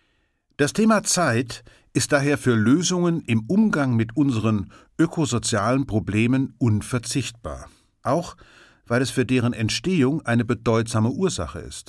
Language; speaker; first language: German; native; German